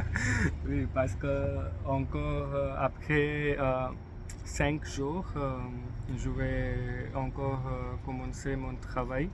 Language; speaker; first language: French; non-native, learner; English